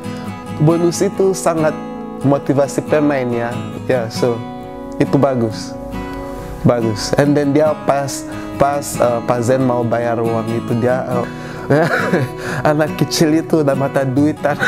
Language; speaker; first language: Indonesian; non-native, fluent; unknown